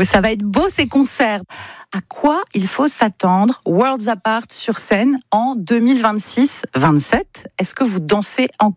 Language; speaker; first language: French; native; French